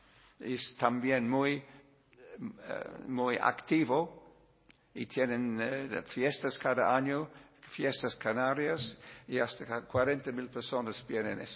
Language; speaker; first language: Spanish; non-native, learner; English